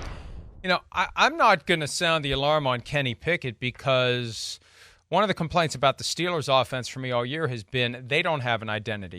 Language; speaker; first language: English; native; English